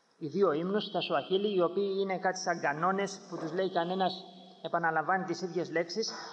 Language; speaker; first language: Greek; native; Greek